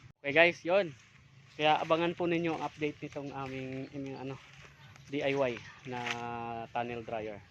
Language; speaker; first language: Filipino; native; Filipino